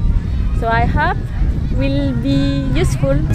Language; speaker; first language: English; non-native, learner; French